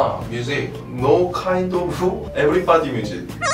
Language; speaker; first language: English; non-native, learner; Korean